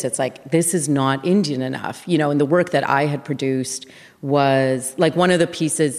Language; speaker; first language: English; native; English